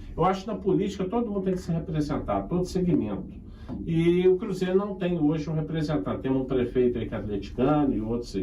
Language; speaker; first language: Portuguese; native; Portuguese